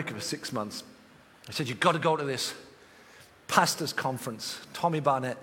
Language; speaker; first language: English; native; English